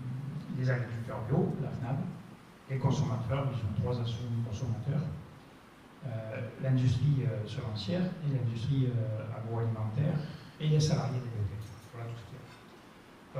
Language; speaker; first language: French; native; French